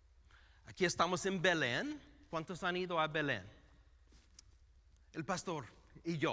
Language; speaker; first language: Spanish; non-native, fluent; English